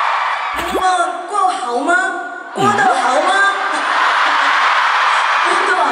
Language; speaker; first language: Chinese; non-native, learner; Korean